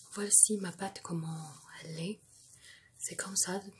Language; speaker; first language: French; non-native, local second language; Arabic